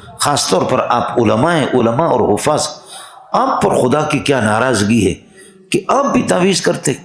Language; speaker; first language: Urdu; non-native, local second language; Brahui